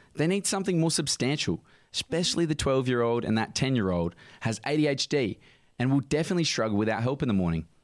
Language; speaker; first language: English; native; English